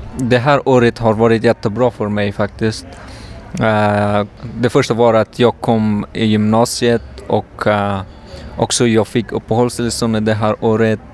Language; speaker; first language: Swedish; non-native, learner; Persian